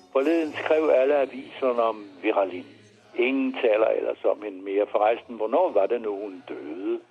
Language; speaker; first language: Danish; early bilingual, other home language; French